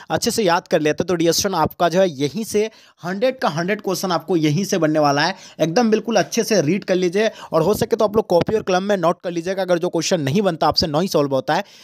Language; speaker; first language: Hindi; native; Hindi